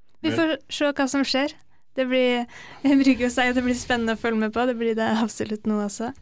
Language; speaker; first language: Norwegian; native; Norwegian